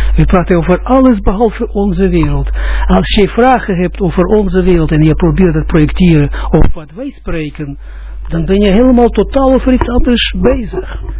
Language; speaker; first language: Dutch; non-native, fluent; Russian